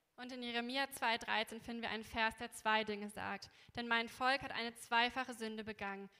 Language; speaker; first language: German; native; German